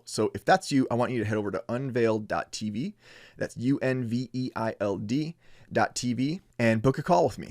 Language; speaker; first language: English; native; English